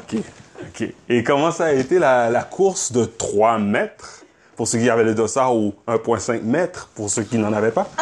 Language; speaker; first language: French; native; French